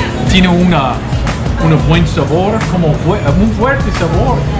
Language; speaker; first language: Spanish; non-native, learner; English